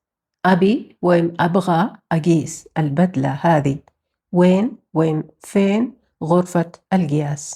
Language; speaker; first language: Arabic; non-native, fluent; Amharic